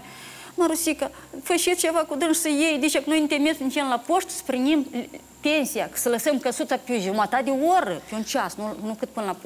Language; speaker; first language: Romanian; native; Romanian